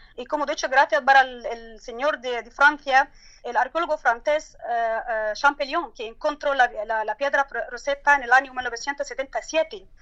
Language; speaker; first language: Spanish; non-native, learner; Arabic